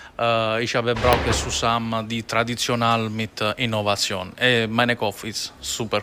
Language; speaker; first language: German; non-native, learner; Italian